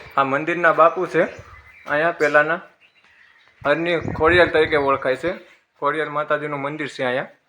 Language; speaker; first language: Gujarati; native; Gujarati